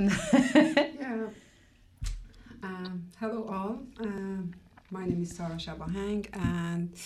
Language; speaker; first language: English; non-native, fluent; Persian